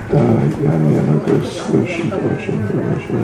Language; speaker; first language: Russian; non-native, learner; English